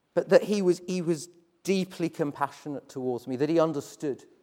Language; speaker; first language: English; native; English